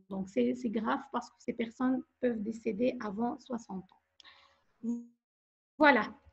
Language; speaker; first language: French; non-native, local second language; Arabic